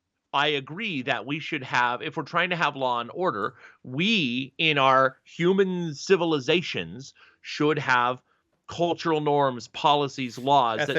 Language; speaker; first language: English; native; English